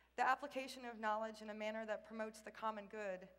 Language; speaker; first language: English; native; English